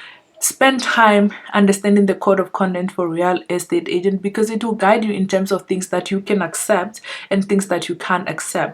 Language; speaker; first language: English; non-native, local second language; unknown